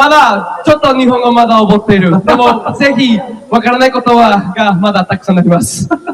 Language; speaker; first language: Japanese; non-native, learner; Spanish